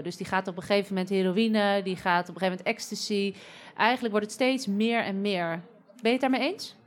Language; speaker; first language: Dutch; native; Dutch